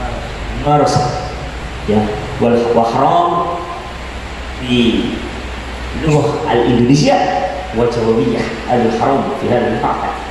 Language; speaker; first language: Arabic; non-native, learner; Indonesian